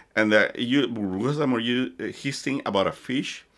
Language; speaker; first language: English; non-native, fluent; Spanish